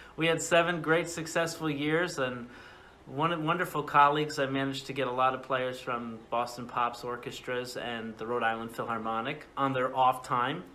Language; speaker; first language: English; native; English